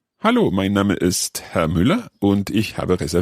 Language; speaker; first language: German; non-native, learner; English